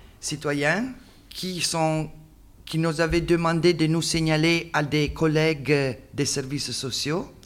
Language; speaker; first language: French; non-native, learner; Italian